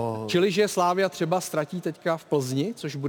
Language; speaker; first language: Czech; native; Czech